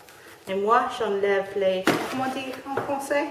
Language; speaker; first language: French; non-native, learner; English